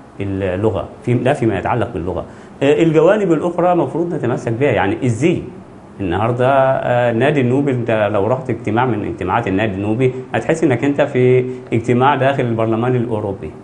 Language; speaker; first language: Egyptian Arabic; non-native, local second language; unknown